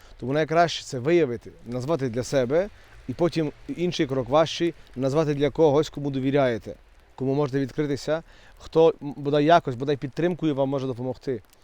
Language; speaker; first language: Ukrainian; native; Ukrainian